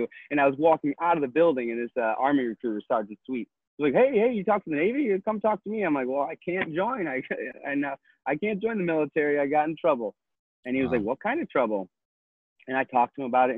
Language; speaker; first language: English; native; English